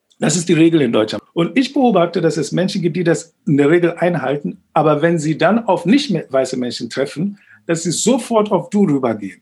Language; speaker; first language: German; non-native, fluent; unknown